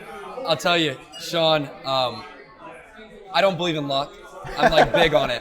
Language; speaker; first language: English; native; English